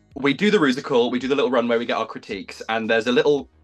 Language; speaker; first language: English; native; English